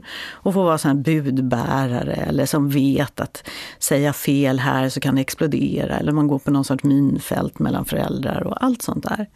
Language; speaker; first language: Swedish; native; Swedish